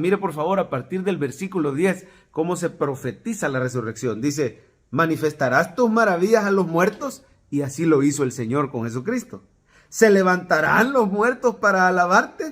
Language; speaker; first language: Spanish; native; Spanish